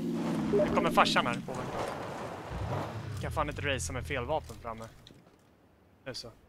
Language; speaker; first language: Swedish; native; Swedish